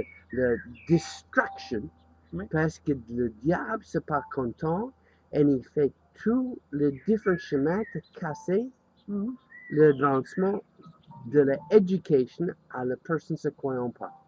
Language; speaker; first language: French; non-native, learner; English